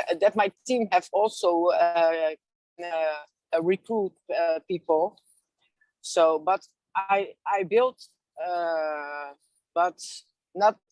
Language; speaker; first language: English; non-native, learner; Dutch